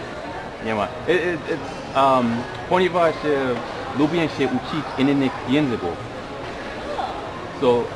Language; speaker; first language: Polish; non-native, learner; English